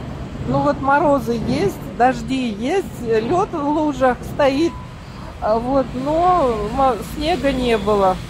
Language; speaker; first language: Russian; native; Russian